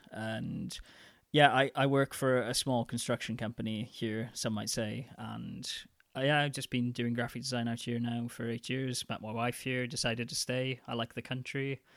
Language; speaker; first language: English; native; English